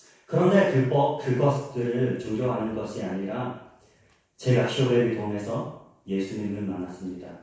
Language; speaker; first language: Korean; non-native, learner; Khmer